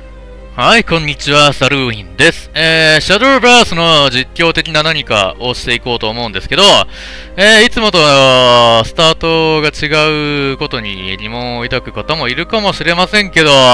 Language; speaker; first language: Japanese; native; Japanese